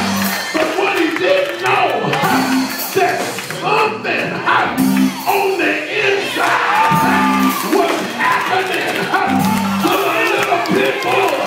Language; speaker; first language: English; native; English